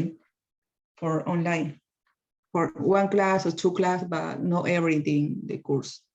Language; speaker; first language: English; non-native, learner; Spanish